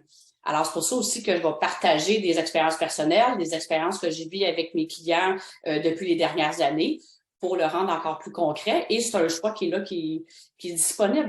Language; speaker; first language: French; native; French